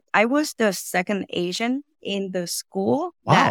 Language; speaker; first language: English; non-native, fluent; Vietnamese